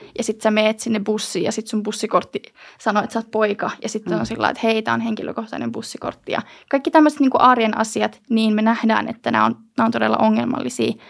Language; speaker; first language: Finnish; native; Finnish